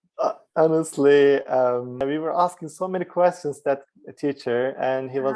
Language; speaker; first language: English; non-native, fluent; Turkish